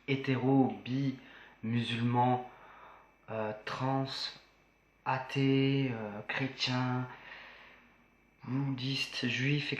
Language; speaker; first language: French; native; French